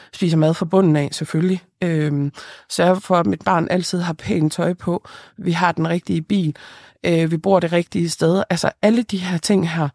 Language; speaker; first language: Danish; early bilingual, other home language; Lithuanian